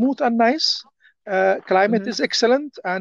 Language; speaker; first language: English; non-native, fluent; Arabic